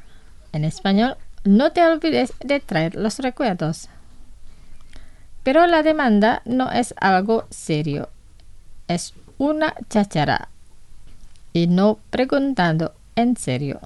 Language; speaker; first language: Spanish; non-native, fluent; Indonesian